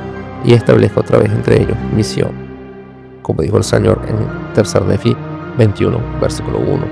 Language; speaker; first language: Spanish; native; Spanish